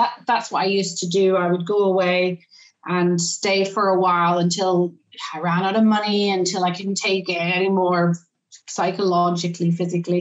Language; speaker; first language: English; native; English